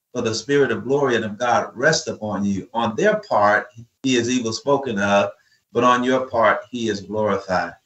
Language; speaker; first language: English; native; English